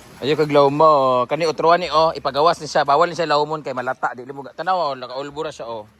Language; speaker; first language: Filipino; non-native, local second language; Cebuano